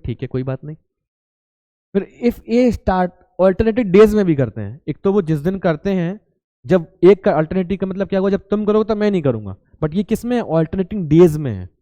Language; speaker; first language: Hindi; native; Hindi